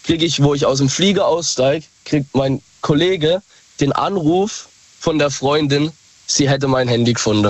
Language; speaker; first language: German; native; German